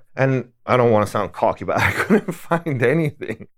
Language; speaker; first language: English; non-native, fluent; Italian